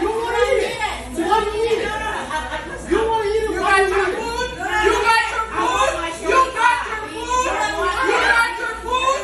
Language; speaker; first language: English; native; English